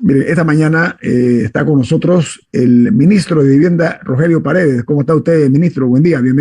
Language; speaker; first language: Spanish; native; Spanish